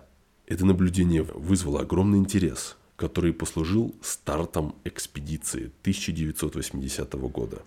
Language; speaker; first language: Russian; native; Russian